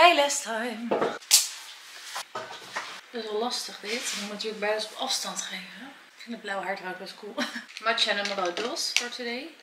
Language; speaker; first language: Dutch; native; Dutch